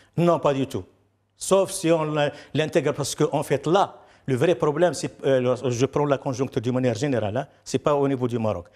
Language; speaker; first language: French; non-native, local second language; Arabic